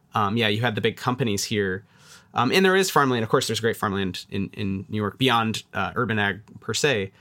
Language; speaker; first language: English; native; English